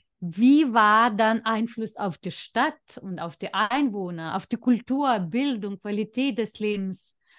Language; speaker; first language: German; non-native, fluent; Lithuanian